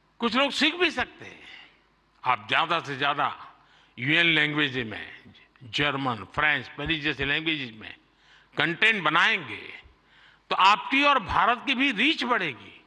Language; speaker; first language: Hindi; non-native, local second language; Gujarati